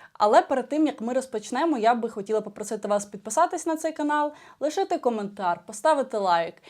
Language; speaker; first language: Ukrainian; non-native, local second language; Russian